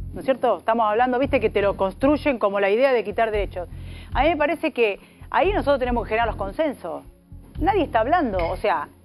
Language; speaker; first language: Spanish; native; Spanish